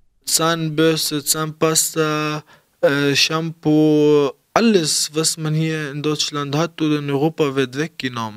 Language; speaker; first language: German; early bilingual, other home language; Arabic